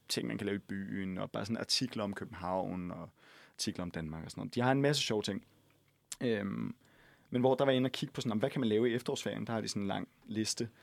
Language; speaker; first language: Danish; native; Danish